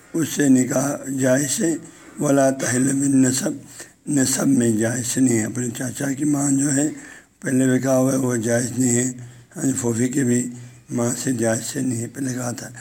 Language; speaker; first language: Urdu; non-native, local second language; Balti